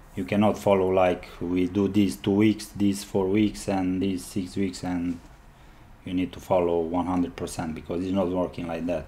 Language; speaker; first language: English; non-native, learner; Romanian